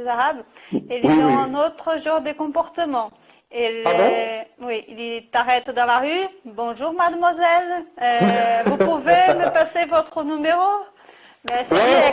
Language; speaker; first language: French; non-native, fluent; Portuguese